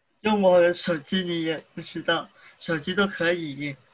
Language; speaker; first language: Chinese; early bilingual, heritage; English